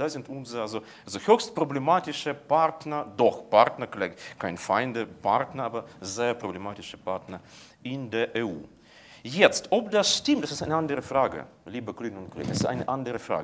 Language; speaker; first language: German; non-native, fluent; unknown